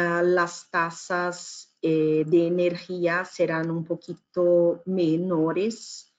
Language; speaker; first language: Spanish; non-native, fluent; Portuguese